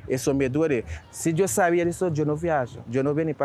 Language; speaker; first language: Portuguese; non-native, learner; Haitian Creole